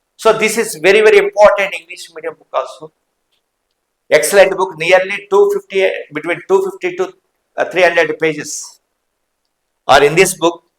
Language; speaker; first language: English; non-native, local second language; Telugu